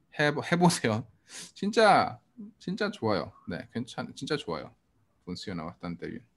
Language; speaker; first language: Korean; early bilingual, heritage; Korean